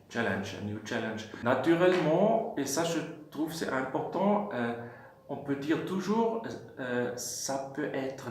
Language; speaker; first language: French; non-native, fluent; German